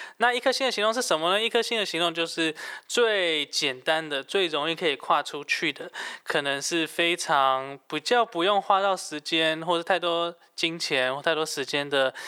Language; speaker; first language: Chinese; native; Chinese